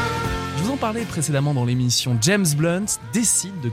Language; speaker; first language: French; native; French